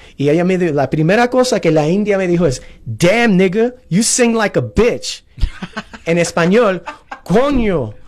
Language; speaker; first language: Spanish; early bilingual, heritage; Spanish